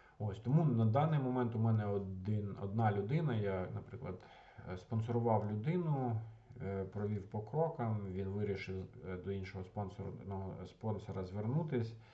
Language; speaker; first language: Ukrainian; non-native, local second language; Russian